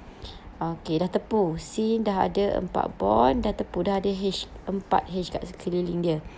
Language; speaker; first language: Malay; native; Malay